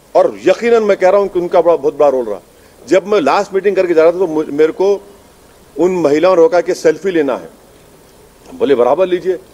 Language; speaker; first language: Hindi; non-native, local second language; Urdu